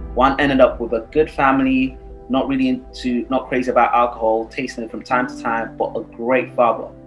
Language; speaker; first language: English; non-native, local second language; Yoruba